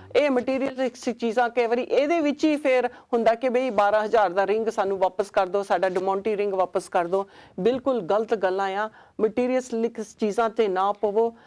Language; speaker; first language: Punjabi; early bilingual, heritage; Punjabi